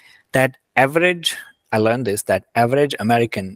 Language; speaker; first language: English; non-native, local second language; Gujarati